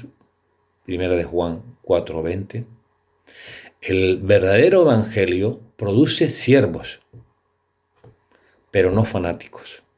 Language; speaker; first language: Spanish; native; Spanish